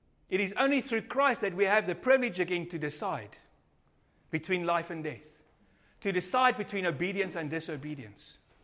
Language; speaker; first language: English; non-native, local second language; Afrikaans